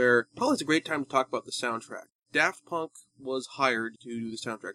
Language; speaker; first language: English; native; English